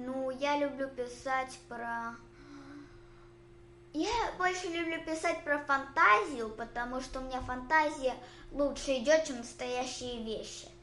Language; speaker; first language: Russian; early bilingual, heritage; Russian